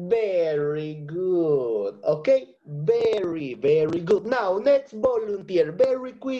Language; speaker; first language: English; non-native, fluent; Spanish